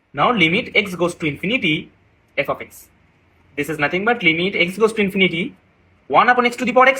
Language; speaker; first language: English; non-native, local second language; Hindi